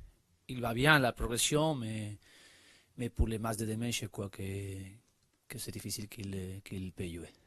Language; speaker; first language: French; non-native, learner; Spanish